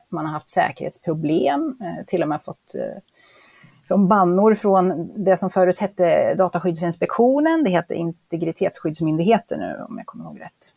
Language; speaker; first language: Swedish; native; Swedish